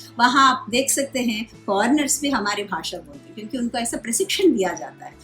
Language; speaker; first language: Hindi; non-native, local second language; Telugu